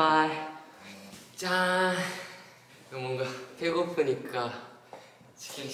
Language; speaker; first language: Korean; non-native, fluent; Japanese